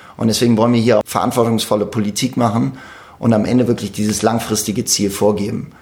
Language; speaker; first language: German; native; German